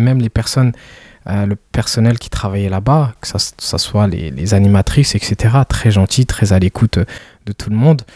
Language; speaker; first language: French; early bilingual, other home language; Kinyarwanda